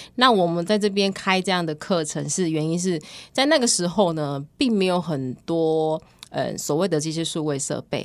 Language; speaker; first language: Chinese; native; Chinese